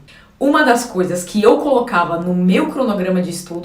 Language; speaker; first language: Portuguese; native; Portuguese